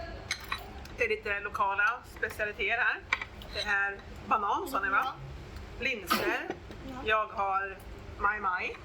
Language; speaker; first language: Swedish; native; Swedish